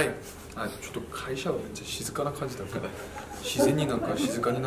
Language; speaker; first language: Japanese; non-native, fluent; Korean